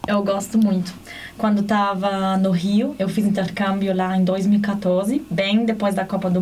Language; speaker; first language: Portuguese; non-native, fluent; German